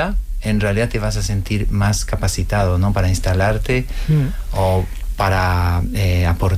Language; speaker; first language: Spanish; non-native, fluent; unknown